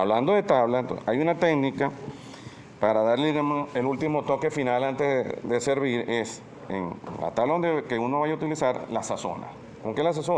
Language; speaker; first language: Spanish; native; Spanish